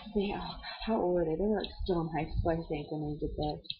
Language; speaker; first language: English; native; English